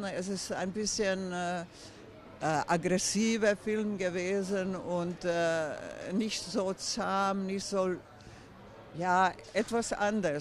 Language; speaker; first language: German; non-native, fluent; Croatian